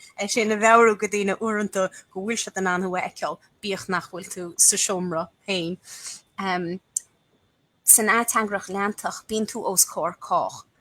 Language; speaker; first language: Irish; native; Irish